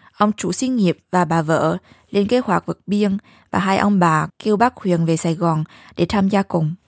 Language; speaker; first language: Vietnamese; early bilingual, heritage; Vietnamese